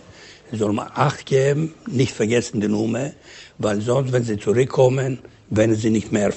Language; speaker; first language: German; non-native, fluent; Ladino